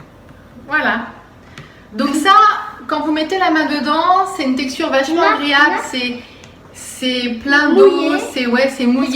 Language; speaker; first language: French; native; French